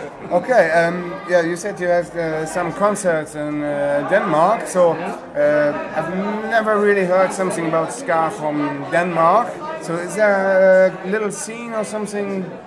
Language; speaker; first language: English; non-native, fluent; German